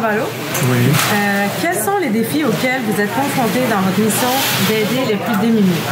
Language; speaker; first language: French; native; French